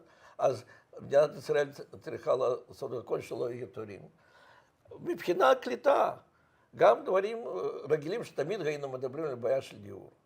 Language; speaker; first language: Hebrew; non-native, fluent; Russian